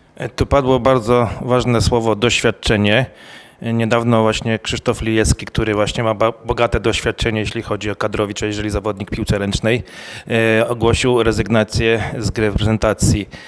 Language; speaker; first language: Polish; native; Polish